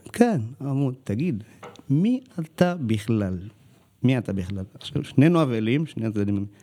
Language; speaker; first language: Hebrew; early bilingual, other home language; Amharic